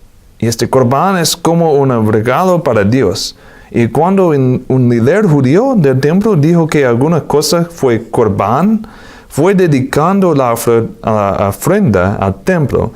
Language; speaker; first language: Spanish; non-native, fluent; English